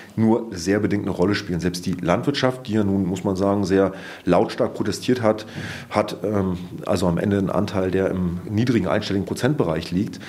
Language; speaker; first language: German; native; German